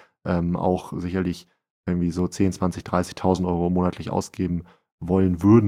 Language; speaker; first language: German; native; German